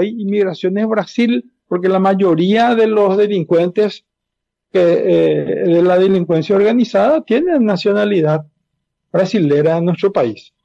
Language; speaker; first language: Spanish; native; Spanish